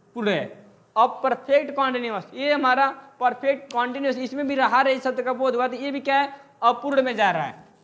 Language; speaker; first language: Hindi; native; Hindi